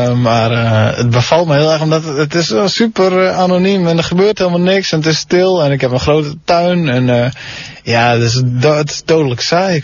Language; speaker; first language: Dutch; non-native, local second language; Western Frisian